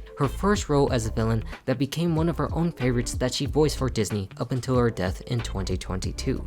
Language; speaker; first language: English; native; English